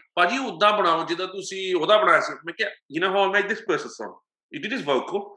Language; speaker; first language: Punjabi; early bilingual, heritage; Punjabi